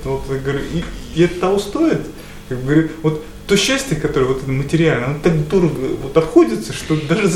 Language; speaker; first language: Russian; native; Russian